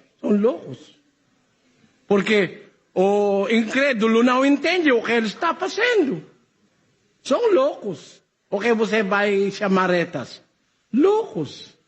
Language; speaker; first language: Portuguese; non-native, learner; Filipino